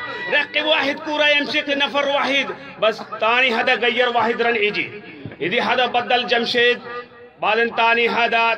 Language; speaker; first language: Arabic; non-native, learner; Urdu